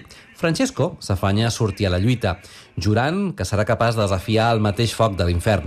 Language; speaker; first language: Catalan; native; Catalan